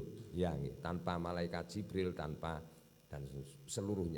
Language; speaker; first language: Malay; non-native, local second language; Javanese